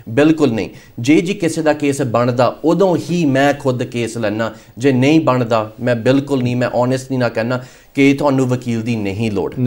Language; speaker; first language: Punjabi; early bilingual, heritage; Punjabi